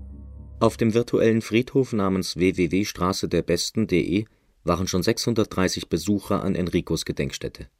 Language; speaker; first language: German; native; German